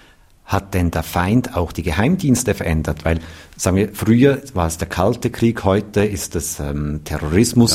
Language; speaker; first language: German; native; German